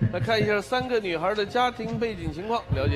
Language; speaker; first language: Chinese; native; Chinese